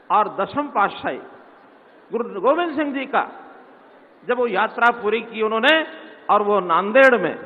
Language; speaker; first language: Hindi; non-native, local second language; Punjabi